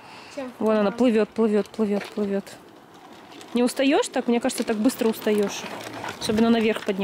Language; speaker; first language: Russian; native; Russian